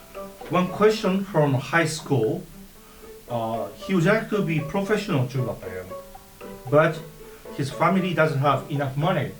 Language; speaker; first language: English; non-native, learner; Japanese